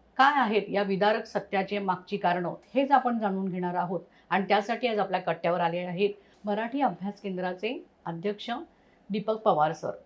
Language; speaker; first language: Marathi; native; Marathi